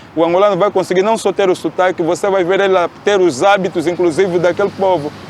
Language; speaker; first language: Portuguese; native; Portuguese